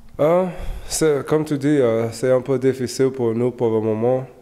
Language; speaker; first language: French; non-native, learner; English